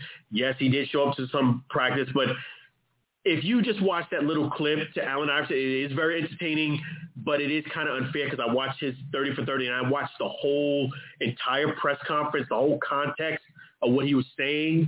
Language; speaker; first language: English; native; English